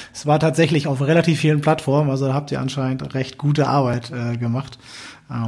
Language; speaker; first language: German; native; German